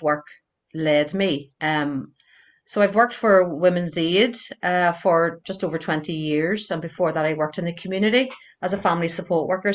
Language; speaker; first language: English; native; English